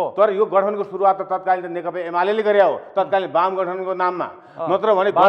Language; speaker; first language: Nepali; native; Nepali